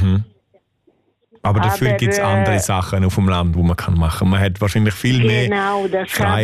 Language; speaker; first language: German; native; German